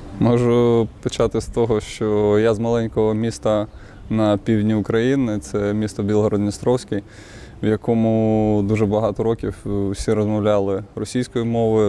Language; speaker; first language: Ukrainian; non-native, local second language; Russian